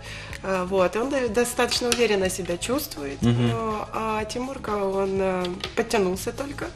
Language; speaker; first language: Russian; native; Russian